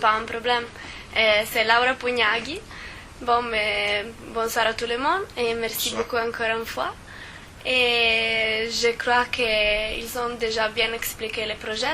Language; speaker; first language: French; non-native, fluent; Italian